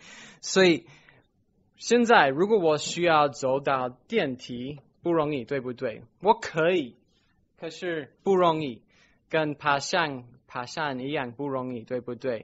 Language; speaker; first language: Chinese; non-native, fluent; English